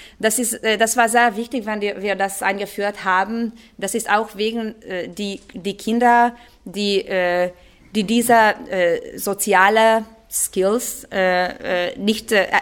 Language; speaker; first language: German; non-native, fluent; Hungarian